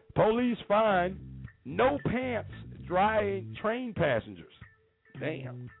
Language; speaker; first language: English; native; English